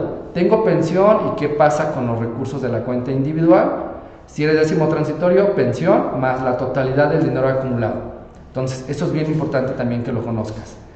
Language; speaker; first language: Spanish; native; Spanish